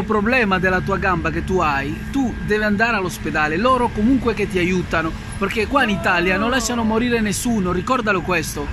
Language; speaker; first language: Italian; non-native, fluent; Spanish